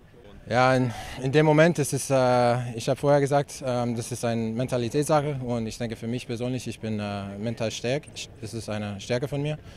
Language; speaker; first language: German; non-native, fluent; English